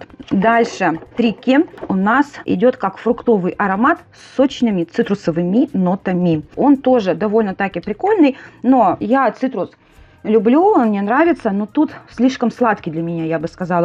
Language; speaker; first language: Russian; native; Russian